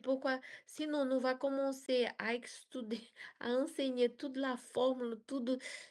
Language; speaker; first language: French; non-native, learner; Portuguese